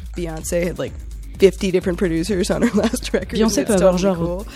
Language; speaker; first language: French; non-native, fluent; English